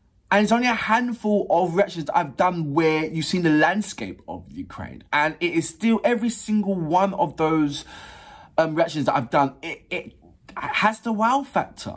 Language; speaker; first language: English; native; English